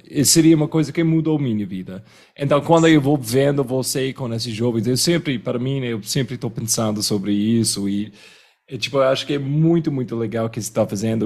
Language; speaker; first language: Portuguese; non-native, fluent; English